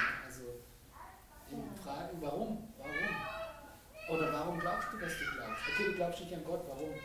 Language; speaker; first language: German; native; German